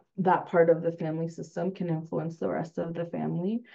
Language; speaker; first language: English; early bilingual, other home language; Spanish